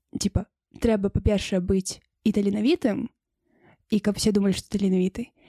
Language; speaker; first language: Belarusian; non-native, local second language; Russian